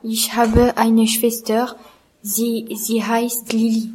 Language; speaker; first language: German; non-native, learner; French